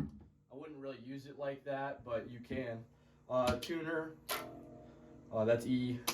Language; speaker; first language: English; native; English